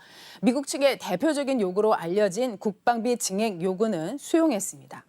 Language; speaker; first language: Korean; native; Korean